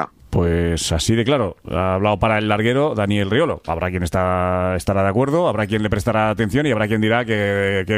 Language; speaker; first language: Spanish; native; Spanish